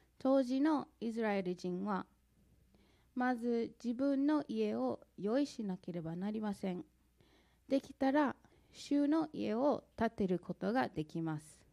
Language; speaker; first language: Japanese; non-native, fluent; English